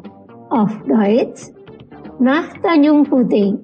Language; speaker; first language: German; non-native, fluent; Indonesian